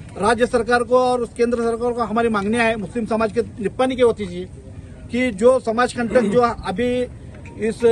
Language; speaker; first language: Hindi; native; Hindi